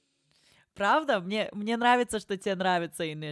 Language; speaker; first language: Russian; early bilingual, heritage; Russian